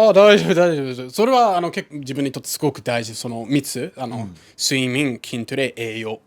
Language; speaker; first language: Japanese; non-native, fluent; English